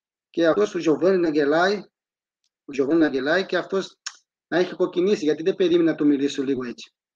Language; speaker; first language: Greek; non-native, fluent; Portuguese